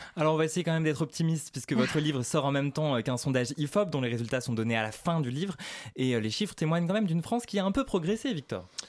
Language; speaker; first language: French; native; French